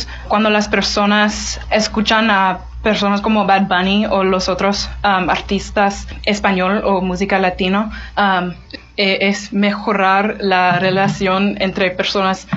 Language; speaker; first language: Spanish; non-native, learner; English